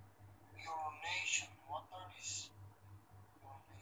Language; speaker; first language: English; non-native, learner; Romany